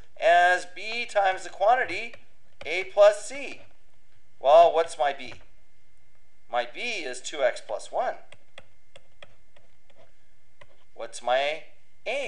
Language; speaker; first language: English; native; English